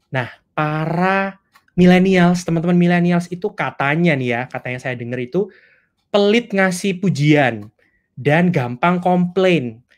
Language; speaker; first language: Indonesian; native; Indonesian